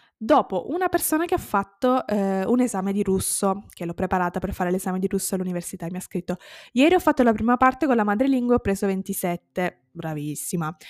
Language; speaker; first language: Italian; native; Italian